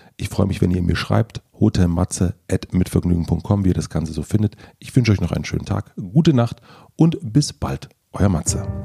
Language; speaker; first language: German; native; German